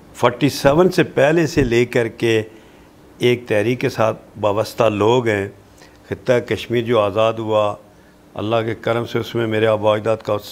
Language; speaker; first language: Urdu; non-native, local second language; Pahari-Potwari